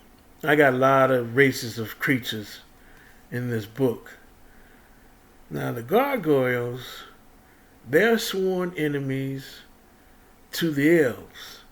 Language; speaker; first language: English; native; English